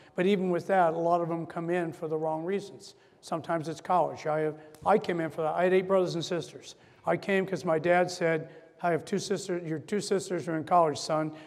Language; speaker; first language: English; native; English